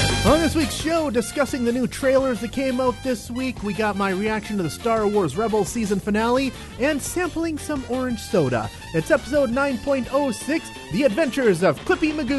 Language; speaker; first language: English; native; English